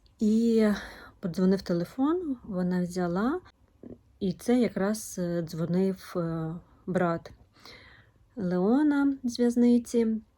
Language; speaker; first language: Ukrainian; non-native, local second language; Russian